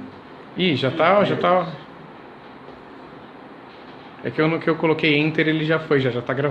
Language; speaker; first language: Portuguese; native; Portuguese